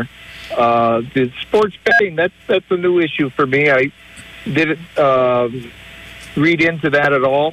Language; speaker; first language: English; native; English